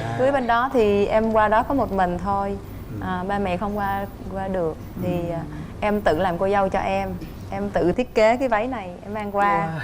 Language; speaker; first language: Vietnamese; native; Vietnamese